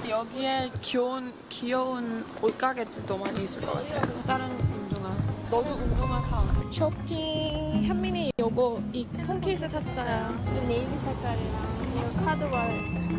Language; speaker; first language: Korean; early bilingual, heritage; English